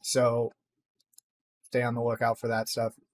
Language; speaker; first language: English; native; English